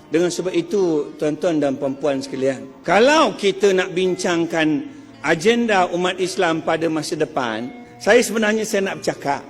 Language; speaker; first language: Malay; non-native, local second language; Chinese